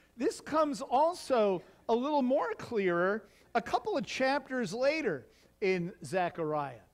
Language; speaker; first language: English; native; English